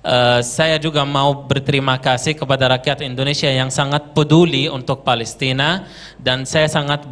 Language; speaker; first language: Indonesian; non-native, fluent; Arabic